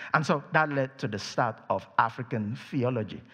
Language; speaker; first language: English; non-native, local second language; Yoruba